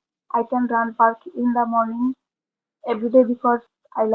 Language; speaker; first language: English; non-native, learner; Bangla